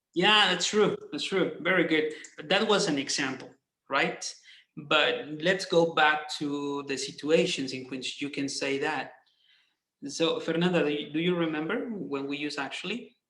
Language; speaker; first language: English; non-native, fluent; Spanish